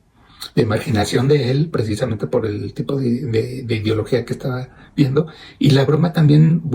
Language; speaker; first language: Spanish; native; Spanish